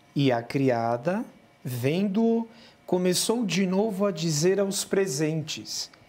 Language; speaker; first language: Portuguese; native; Portuguese